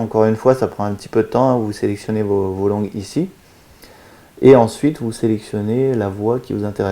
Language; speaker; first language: French; native; French